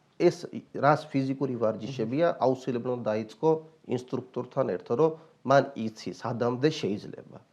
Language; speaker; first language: Georgian; non-native, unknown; Hindi